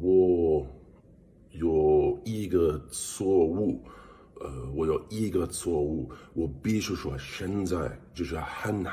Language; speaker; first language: Chinese; non-native, learner; English